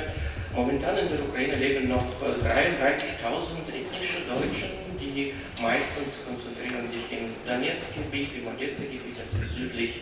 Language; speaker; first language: German; non-native, fluent; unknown